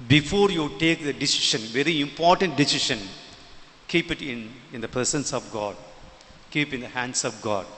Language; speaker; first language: English; non-native, local second language; Tamil